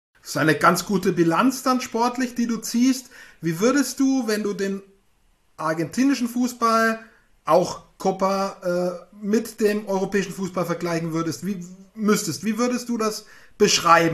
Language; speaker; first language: German; native; German